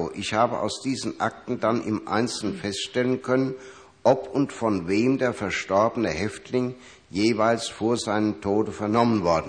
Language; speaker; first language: German; native; German